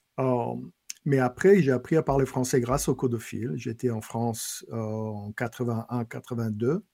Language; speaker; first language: French; non-native, local second language; English